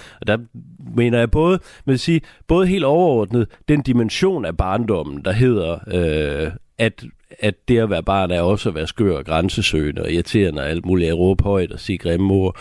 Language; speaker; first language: Danish; native; Danish